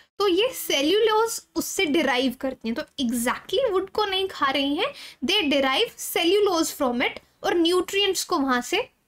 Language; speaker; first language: Hindi; native; Hindi